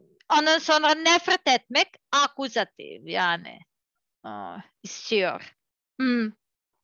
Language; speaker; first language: Turkish; non-native, learner; Serbian